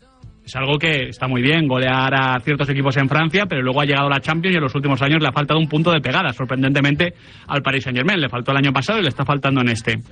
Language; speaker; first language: Spanish; native; Spanish